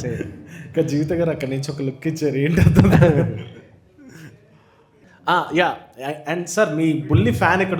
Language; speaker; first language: Telugu; native; Telugu